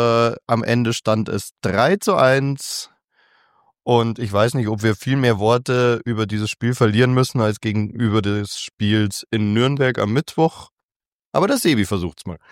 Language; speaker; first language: German; native; German